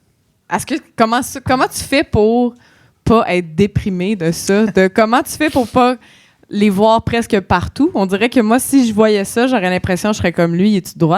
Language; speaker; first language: French; native; French